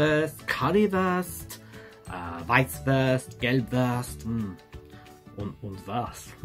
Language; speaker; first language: German; non-native, learner; English